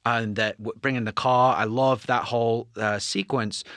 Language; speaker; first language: English; native; English